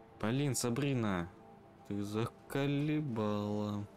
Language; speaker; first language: Russian; native; Russian